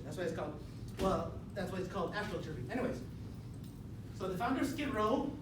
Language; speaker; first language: English; non-native, fluent; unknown